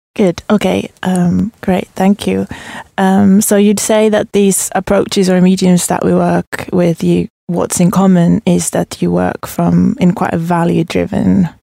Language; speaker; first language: English; non-native, fluent; Finnish